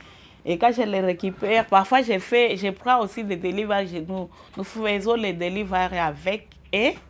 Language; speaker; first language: French; non-native, local second language; Swahili